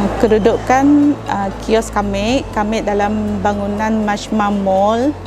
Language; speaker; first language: Malay; non-native, local second language; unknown